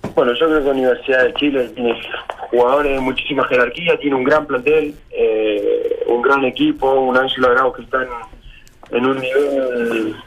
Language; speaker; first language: Spanish; native; Spanish